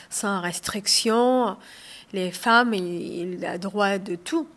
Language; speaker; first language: French; non-native, fluent; Arabic